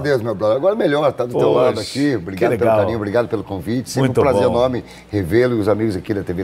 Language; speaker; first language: Portuguese; native; Portuguese